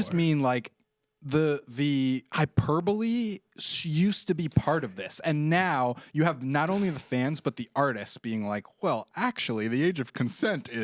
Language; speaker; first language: English; native; English